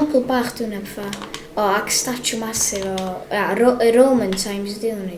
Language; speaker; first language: Welsh; native; Welsh